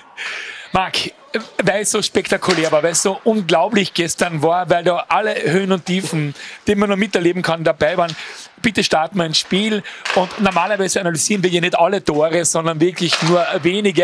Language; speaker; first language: German; native; German